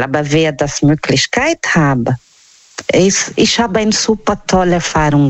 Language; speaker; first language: German; non-native, learner; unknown